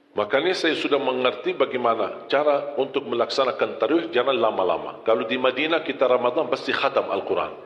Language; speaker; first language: Malay; non-native, fluent; Arabic